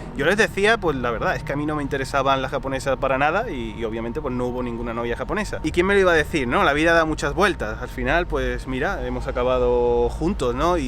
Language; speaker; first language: Spanish; native; Spanish